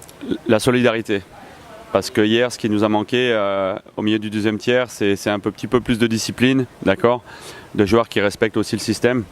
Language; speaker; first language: French; native; French